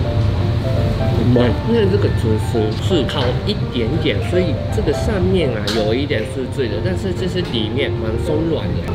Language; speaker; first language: Chinese; non-native, fluent; Japanese